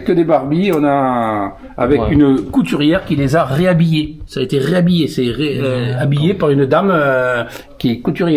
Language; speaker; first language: French; native; French